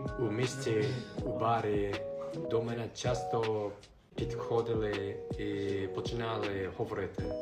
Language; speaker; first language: Ukrainian; non-native, learner; Japanese